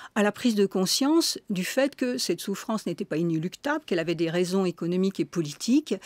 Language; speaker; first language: French; native; French